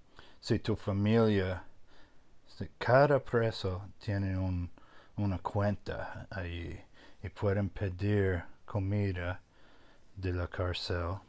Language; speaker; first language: Spanish; non-native, fluent; English